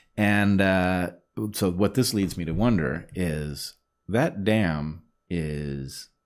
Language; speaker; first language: English; native; English